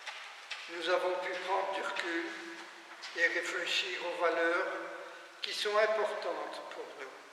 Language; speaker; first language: French; native; French